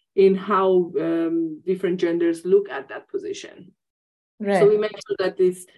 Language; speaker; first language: English; non-native, fluent; Persian